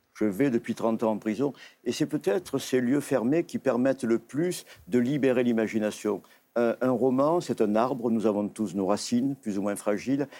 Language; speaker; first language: French; native; French